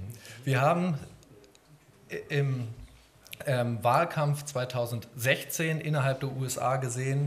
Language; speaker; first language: German; native; German